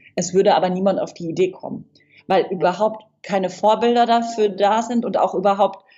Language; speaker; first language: German; non-native, fluent; English